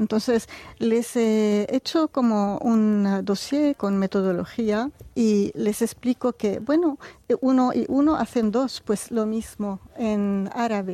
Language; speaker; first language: Spanish; non-native, fluent; Arabic